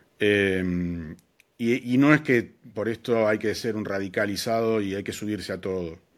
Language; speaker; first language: Spanish; native; Spanish